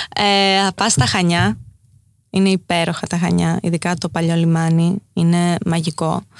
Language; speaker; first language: Greek; early bilingual, heritage; Greek